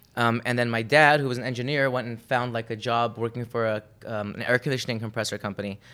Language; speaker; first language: English; early bilingual, other home language; Armenian